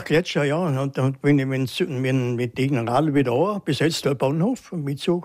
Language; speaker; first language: German; native; German